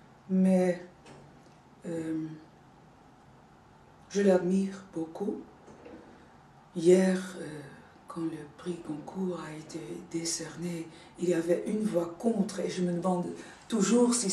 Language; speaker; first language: French; non-native, fluent; Dutch